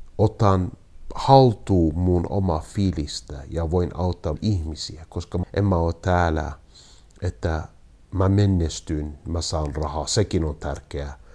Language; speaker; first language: Finnish; non-native, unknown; Kurdish